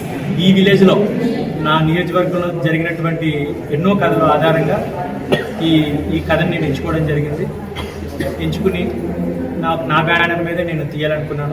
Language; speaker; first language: Telugu; native; Telugu